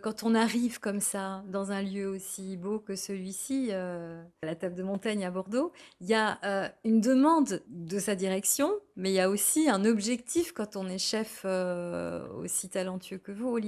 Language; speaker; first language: French; native; French